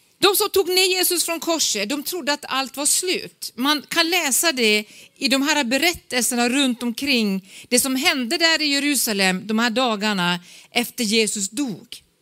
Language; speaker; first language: Swedish; native; Swedish